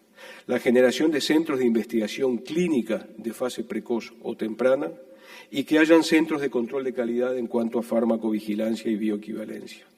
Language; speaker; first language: Spanish; native; Spanish